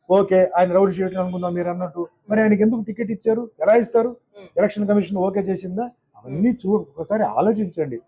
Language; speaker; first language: Telugu; native; Telugu